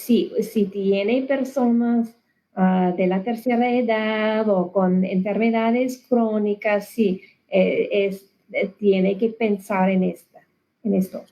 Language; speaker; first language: Spanish; non-native, learner; English